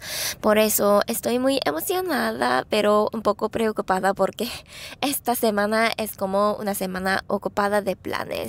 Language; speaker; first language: Spanish; non-native, fluent; Korean